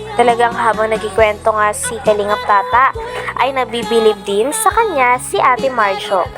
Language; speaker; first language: Filipino; native; Filipino